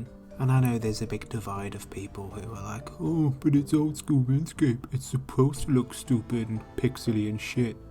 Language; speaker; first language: English; native; English